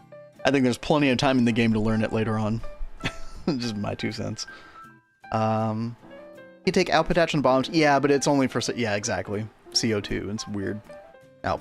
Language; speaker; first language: English; native; English